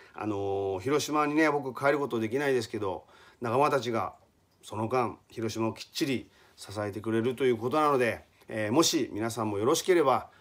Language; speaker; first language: Japanese; native; Japanese